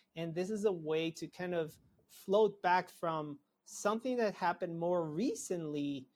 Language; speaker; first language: English; non-native, fluent; Hebrew